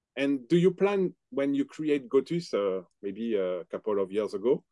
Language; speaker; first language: English; non-native, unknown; French